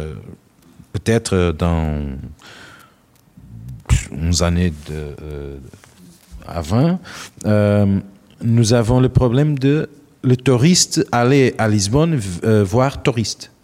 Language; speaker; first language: French; non-native, learner; Portuguese